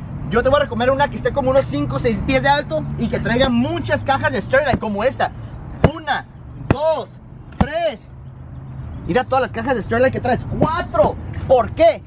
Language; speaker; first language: Spanish; early bilingual, heritage; Spanish